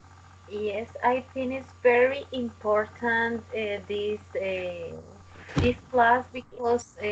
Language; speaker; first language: English; non-native, learner; Spanish